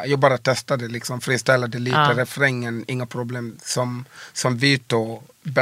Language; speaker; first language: Swedish; early bilingual, other home language; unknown